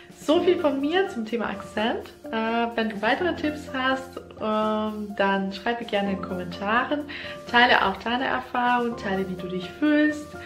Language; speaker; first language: German; non-native, fluent; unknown